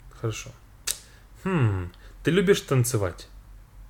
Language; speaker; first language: Russian; non-native, fluent; English